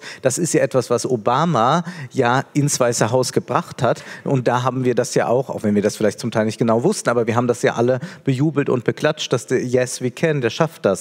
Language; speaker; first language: German; native; German